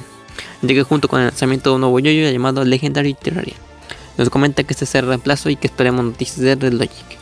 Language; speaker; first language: Spanish; native; Spanish